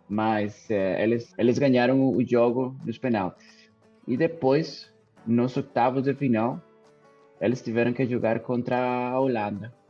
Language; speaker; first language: Portuguese; non-native, fluent; Spanish